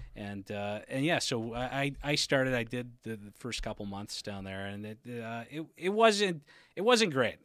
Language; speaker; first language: English; native; English